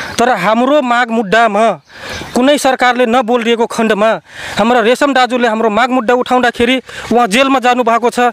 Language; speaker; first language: Nepali; non-native, local second language; Rana Tharu